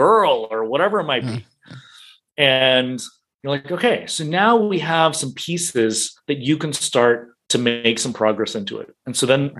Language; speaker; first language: English; native; English